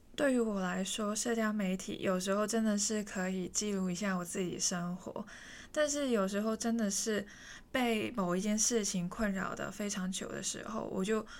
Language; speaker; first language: Chinese; non-native, local second language; Cantonese